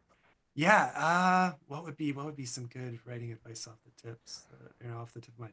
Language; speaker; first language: English; native; English